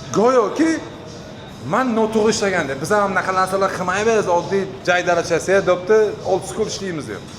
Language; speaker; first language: Uzbek; native; Uzbek